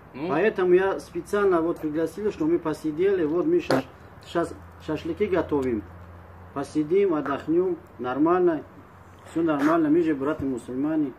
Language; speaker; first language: Russian; non-native, learner; Tajik